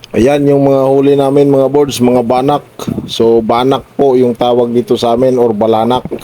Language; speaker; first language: Filipino; non-native, local second language; Waray